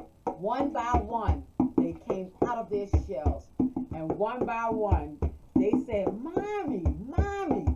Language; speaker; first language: English; native; English